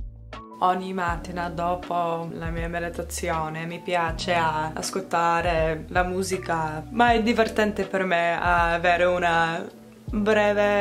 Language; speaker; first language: Italian; non-native, learner; English